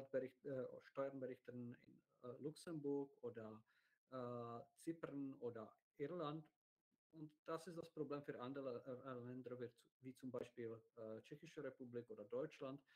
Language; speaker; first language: German; non-native, learner; Czech